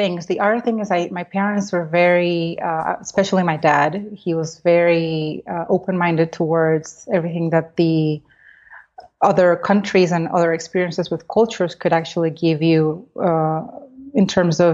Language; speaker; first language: English; non-native, fluent; Spanish